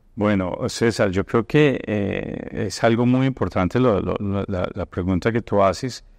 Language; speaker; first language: Spanish; native; Spanish